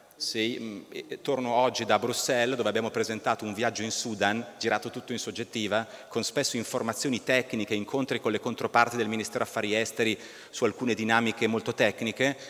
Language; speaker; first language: Italian; native; Italian